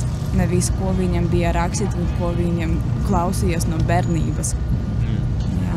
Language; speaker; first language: Latvian; non-native, local second language; Russian